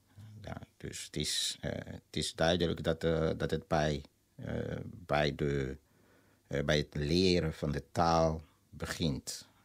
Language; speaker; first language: Dutch; non-native, fluent; Lingala